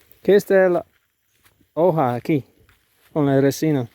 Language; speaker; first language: Spanish; non-native, learner; English